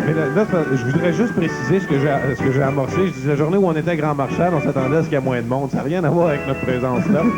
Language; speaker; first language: French; native; French